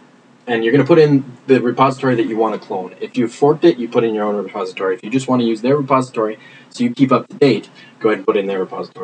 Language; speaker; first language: English; native; English